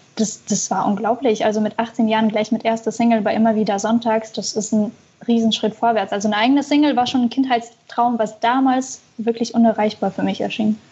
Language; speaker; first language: German; early bilingual, other home language; Russian